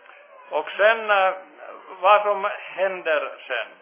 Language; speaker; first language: Swedish; non-native, fluent; Finnish